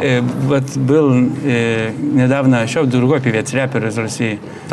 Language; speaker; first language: Russian; non-native, fluent; Lithuanian